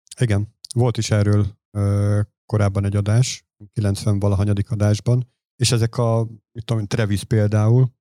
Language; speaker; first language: Hungarian; native; Hungarian